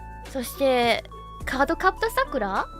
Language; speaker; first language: Japanese; non-native, learner; English